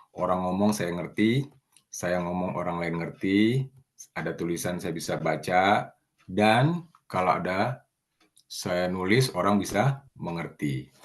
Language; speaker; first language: Indonesian; native; Indonesian